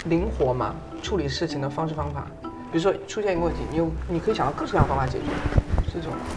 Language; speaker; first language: Chinese; native; Chinese